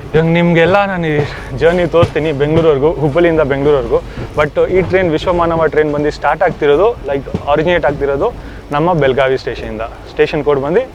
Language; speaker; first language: Kannada; non-native, local second language; Hindi